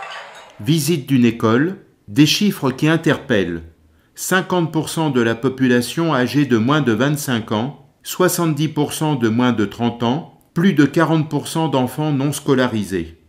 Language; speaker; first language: French; native; French